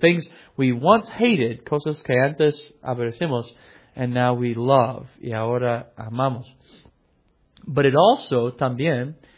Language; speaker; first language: Spanish; non-native, fluent; English